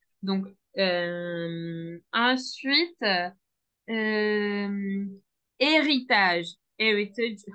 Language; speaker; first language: French; non-native, fluent; Turkish